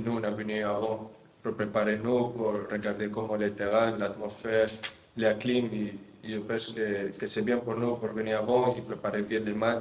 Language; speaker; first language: French; non-native, fluent; Spanish